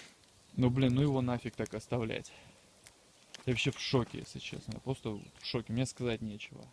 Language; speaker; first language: Russian; native; Russian